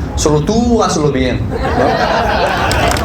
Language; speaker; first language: Spanish; non-native, fluent; Korean